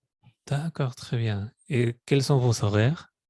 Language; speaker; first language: French; non-native, fluent; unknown